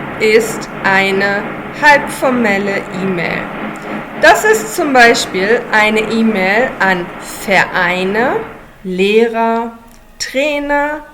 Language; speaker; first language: German; non-native, fluent; English